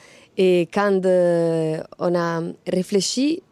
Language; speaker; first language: French; non-native, fluent; Italian